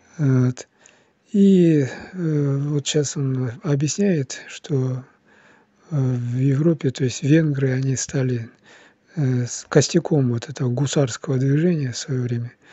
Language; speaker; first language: Russian; non-native, local second language; Kazakh